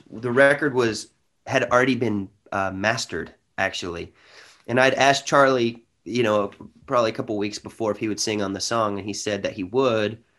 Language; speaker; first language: English; native; English